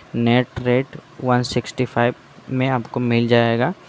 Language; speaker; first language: Hindi; non-native, local second language; Assamese